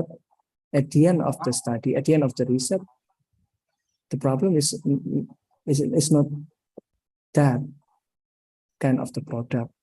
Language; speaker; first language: English; non-native, learner; Indonesian